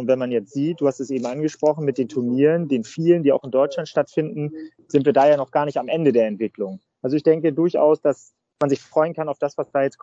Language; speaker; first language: German; native; German